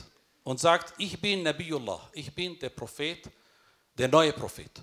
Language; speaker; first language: German; non-native, fluent; Arabic